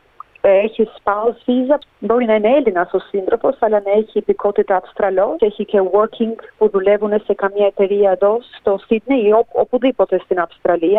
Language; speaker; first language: Greek; early bilingual, heritage; Greek